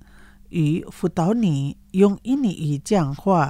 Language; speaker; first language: Chinese; non-native, fluent; Indonesian